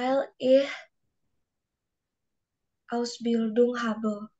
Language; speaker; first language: German; non-native, learner; Indonesian